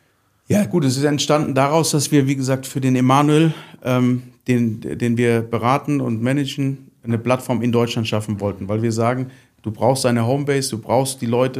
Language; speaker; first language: German; native; German